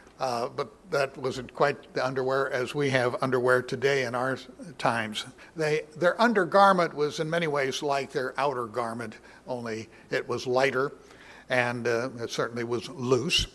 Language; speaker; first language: English; native; English